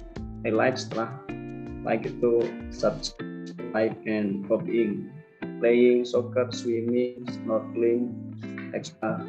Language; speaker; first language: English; non-native, learner; Indonesian